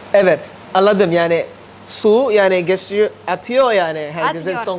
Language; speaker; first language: Turkish; non-native, learner; Thai